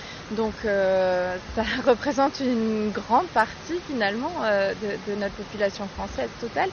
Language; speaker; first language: French; native; French